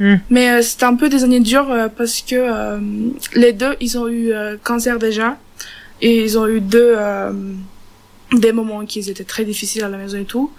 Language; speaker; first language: French; non-native, learner; Turkish